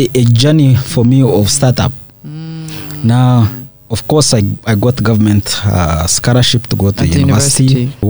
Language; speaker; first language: English; non-native, local second language; Nyankole